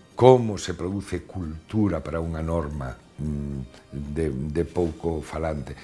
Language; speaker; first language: Galician; non-native, local second language; Spanish